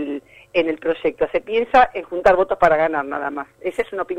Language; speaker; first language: Spanish; native; Spanish